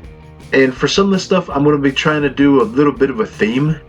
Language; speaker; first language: English; native; English